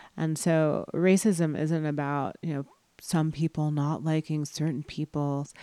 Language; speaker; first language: English; native; English